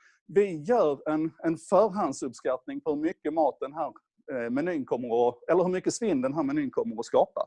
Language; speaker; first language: Swedish; native; Swedish